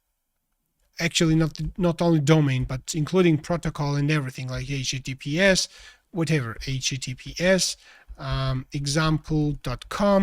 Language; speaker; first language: English; non-native, fluent; Georgian